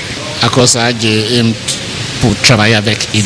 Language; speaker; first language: French; non-native, learner; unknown